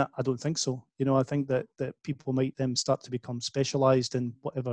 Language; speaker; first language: English; native; English